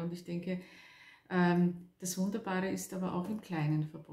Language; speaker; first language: German; native; German